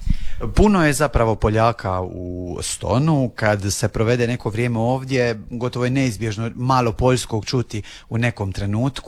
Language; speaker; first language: Serbian; native; Serbian